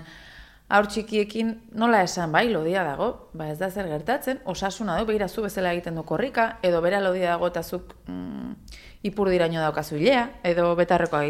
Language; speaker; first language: Basque; native; Basque